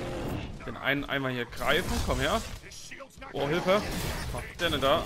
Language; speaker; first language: German; native; German